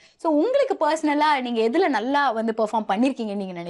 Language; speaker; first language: Tamil; native; Tamil